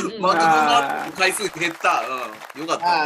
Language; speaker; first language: Japanese; native; Japanese